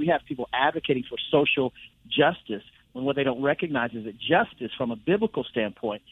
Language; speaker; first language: English; native; English